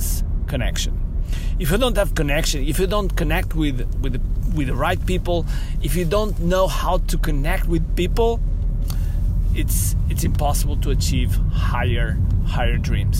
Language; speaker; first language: English; non-native, fluent; Portuguese